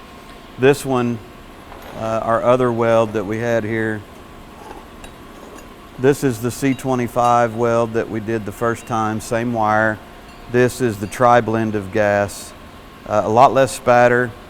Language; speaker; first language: English; native; English